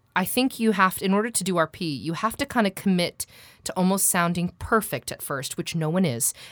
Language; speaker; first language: English; native; English